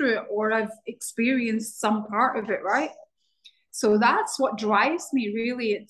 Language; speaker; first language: English; native; English